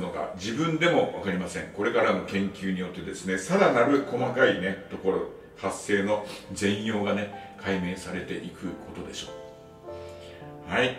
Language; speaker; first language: Japanese; native; Japanese